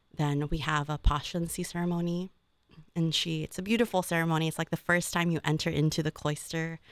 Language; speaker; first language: English; native; English